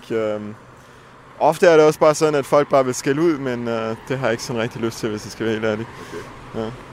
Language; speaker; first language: Danish; early bilingual, heritage; Danish